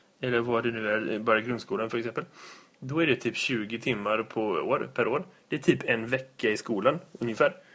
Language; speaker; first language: Swedish; native; Swedish